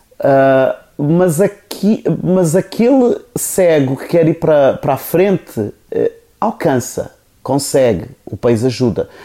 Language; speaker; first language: Portuguese; non-native, local second language; Kabuverdianu